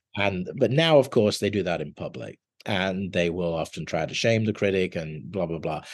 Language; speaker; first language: English; native; English